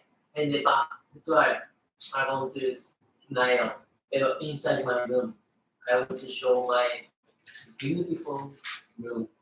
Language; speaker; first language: English; non-native, learner; Filipino